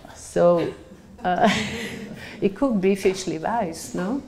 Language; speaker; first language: English; non-native, fluent; German